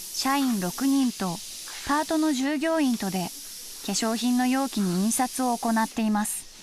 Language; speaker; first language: Japanese; native; Japanese